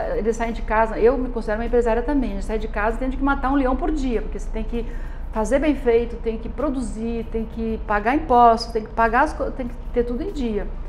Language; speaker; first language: Portuguese; native; Portuguese